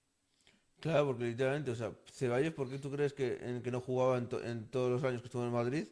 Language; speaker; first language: Spanish; native; Spanish